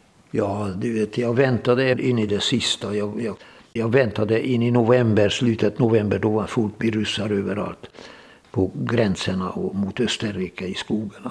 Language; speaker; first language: Swedish; non-native, fluent; Hungarian